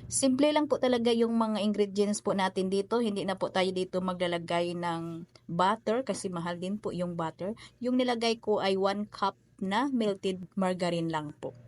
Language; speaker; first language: Filipino; non-native, local second language; Cebuano